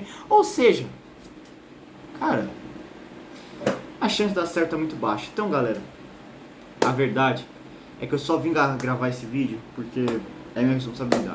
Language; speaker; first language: Portuguese; native; Portuguese